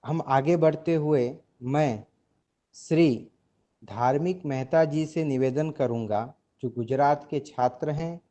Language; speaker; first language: Hindi; non-native, local second language; Gujarati